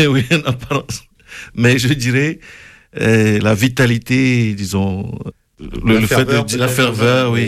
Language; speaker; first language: French; non-native, local second language; Ewe